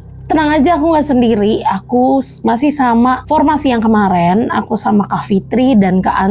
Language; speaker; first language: Indonesian; native; Indonesian